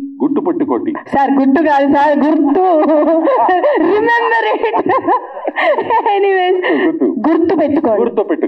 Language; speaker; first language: Telugu; native; Telugu